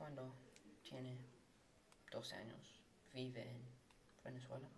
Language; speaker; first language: Spanish; non-native, learner; English